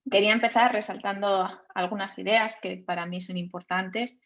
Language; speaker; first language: Spanish; native; Spanish